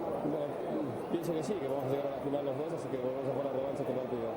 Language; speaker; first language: Spanish; non-native, learner; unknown